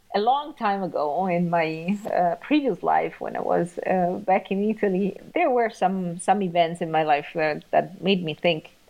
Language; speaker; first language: English; non-native, fluent; Italian